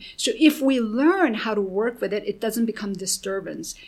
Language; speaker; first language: English; early bilingual, other home language; Korean